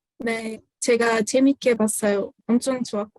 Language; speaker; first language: Korean; non-native, fluent; Arabic